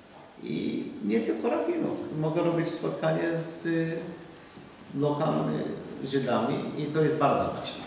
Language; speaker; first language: Polish; non-native, learner; English